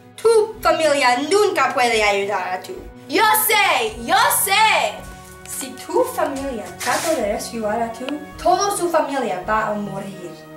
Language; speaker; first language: Spanish; non-native, learner; English